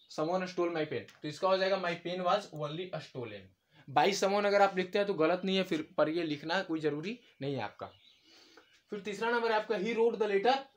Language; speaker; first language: Hindi; native; Hindi